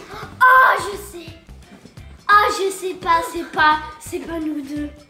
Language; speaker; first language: French; native; French